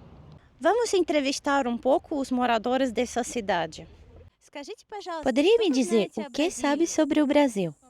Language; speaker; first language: Portuguese; non-native, fluent; Russian